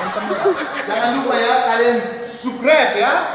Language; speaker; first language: Indonesian; native; Indonesian